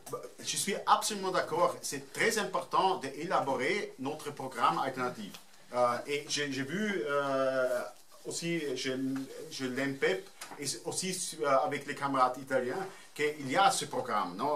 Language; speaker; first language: French; non-native, fluent; German